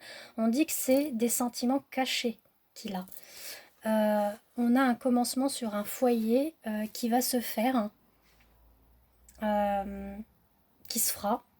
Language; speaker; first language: French; native; French